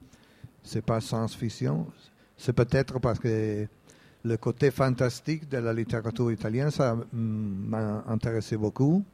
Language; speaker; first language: French; non-native, fluent; Italian